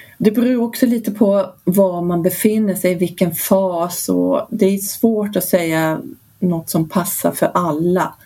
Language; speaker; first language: Swedish; early bilingual, heritage; Swedish